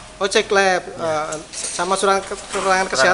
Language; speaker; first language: Indonesian; native; Indonesian